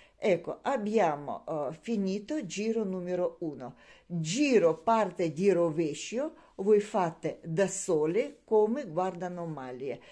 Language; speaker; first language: Italian; non-native, learner; Ukrainian